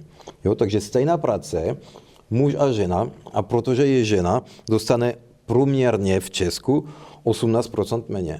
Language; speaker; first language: Czech; non-native, fluent; French